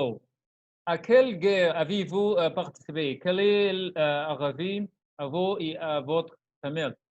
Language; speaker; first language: French; non-native, learner; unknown